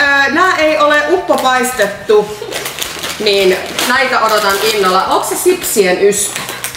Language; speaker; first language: Finnish; native; Finnish